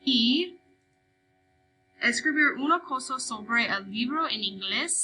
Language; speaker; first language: Spanish; non-native, fluent; English